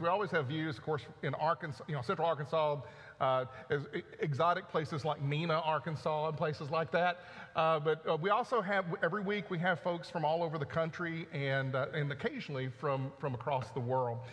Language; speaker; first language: English; native; English